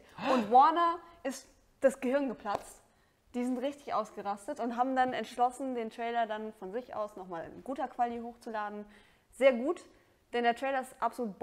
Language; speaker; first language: German; native; German